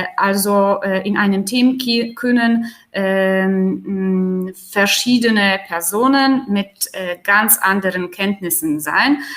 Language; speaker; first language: German; non-native, fluent; Polish